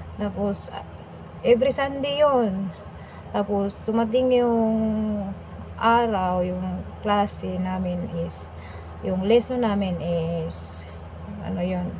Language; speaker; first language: Filipino; non-native, local second language; Cebuano